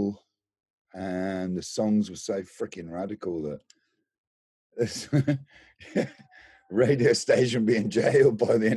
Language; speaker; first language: English; native; English